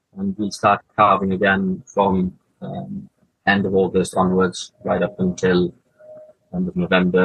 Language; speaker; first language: English; native; English